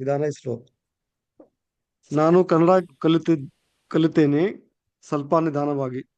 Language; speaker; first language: Kannada; non-native, learner; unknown